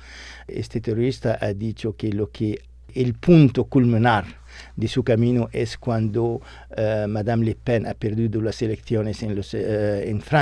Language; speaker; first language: Spanish; non-native, fluent; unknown